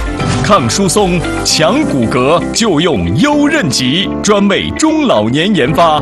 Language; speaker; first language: Chinese; native; Chinese